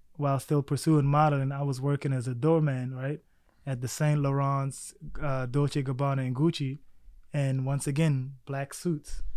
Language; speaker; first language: English; early bilingual, other home language; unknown